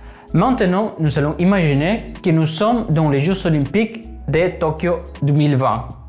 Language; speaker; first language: French; non-native, fluent; Spanish